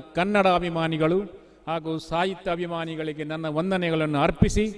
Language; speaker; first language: Kannada; non-native, local second language; Tulu